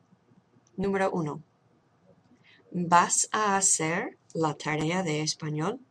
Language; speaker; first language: Spanish; non-native, fluent; English